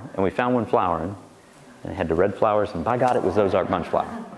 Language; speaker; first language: English; native; English